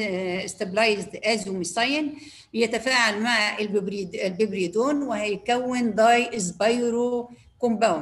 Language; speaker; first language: Arabic; native; Arabic